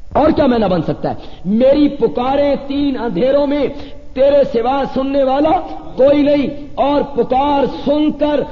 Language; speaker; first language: Urdu; non-native, local second language; Punjabi